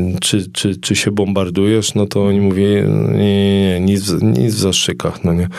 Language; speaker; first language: Polish; native; Polish